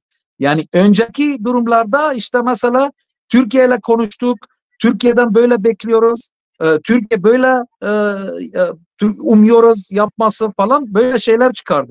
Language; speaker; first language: Turkish; non-native, fluent; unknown